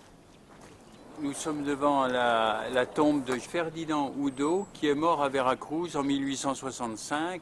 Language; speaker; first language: French; native; French